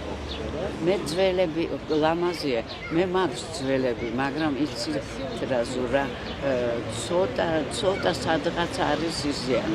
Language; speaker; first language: Georgian; non-native, local second language; Russian